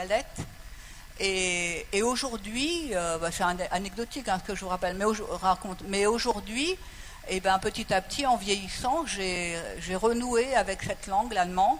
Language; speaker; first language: French; native; French